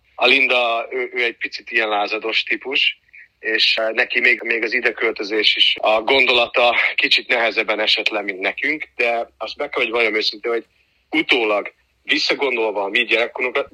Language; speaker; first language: Hungarian; early bilingual, heritage; Hungarian